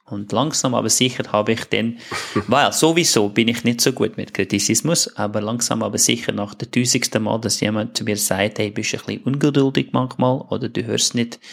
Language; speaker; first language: German; non-native, fluent; English